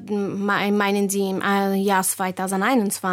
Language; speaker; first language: German; non-native, fluent; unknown